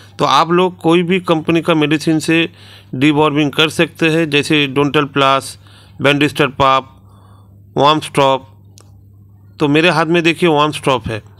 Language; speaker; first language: Hindi; non-native, local second language; Bangla